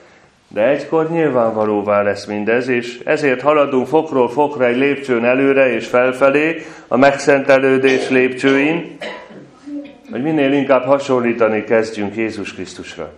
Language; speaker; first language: Hungarian; native; Hungarian